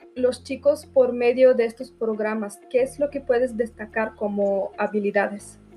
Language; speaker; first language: Spanish; non-native, fluent; Bulgarian